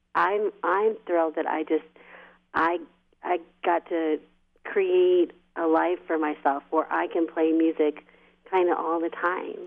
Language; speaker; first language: English; native; English